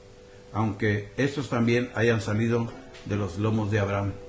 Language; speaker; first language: Spanish; native; Spanish